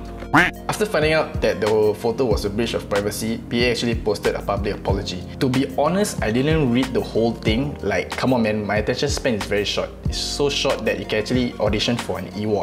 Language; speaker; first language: English; non-native, local second language; Malay